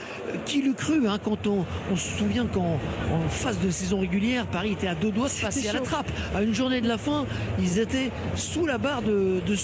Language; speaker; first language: French; native; French